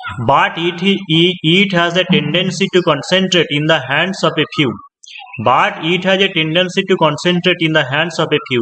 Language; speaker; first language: English; non-native, local second language; Bangla